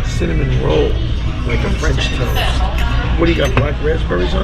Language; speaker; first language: English; native; English